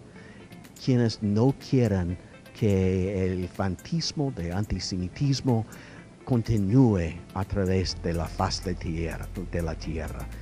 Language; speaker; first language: Spanish; non-native, fluent; English